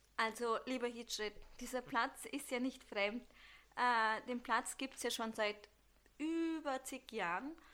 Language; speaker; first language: German; early bilingual, other home language; Turkish